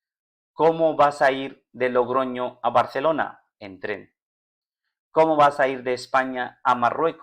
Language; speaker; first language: Spanish; non-native, fluent; Urdu